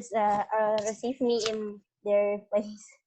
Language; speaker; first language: English; non-native, learner; Indonesian